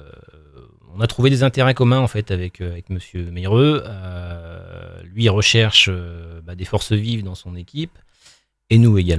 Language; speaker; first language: French; native; French